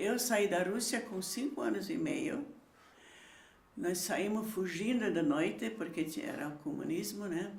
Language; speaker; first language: Portuguese; early bilingual, other home language; Low German